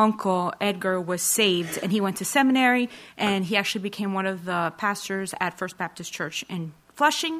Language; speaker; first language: English; native; English